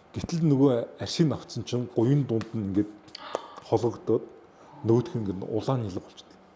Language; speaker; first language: Mongolian; native; Mongolian